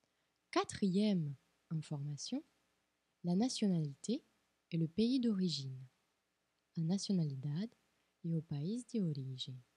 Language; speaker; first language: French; non-native, fluent; Portuguese